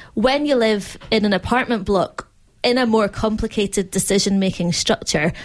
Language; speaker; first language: English; native; English